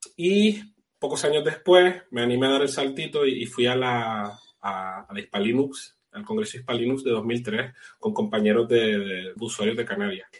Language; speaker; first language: Spanish; native; Spanish